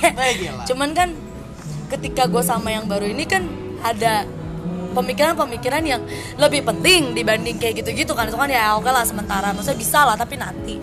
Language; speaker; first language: Indonesian; native; Indonesian